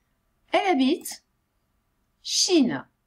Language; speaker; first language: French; non-native, fluent; Italian